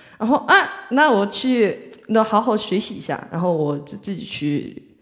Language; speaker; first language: Chinese; non-native, fluent; Korean